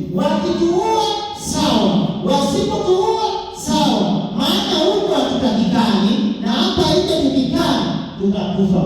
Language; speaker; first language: Swahili; non-native, local second language; Luo (Kenya and Tanzania)